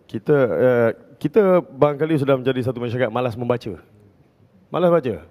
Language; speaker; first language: Malay; native; Malay